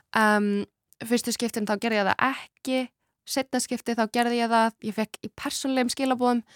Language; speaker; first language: Icelandic; early bilingual, other home language; Kurdish